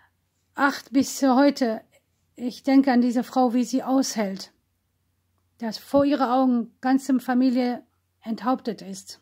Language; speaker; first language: German; non-native, fluent; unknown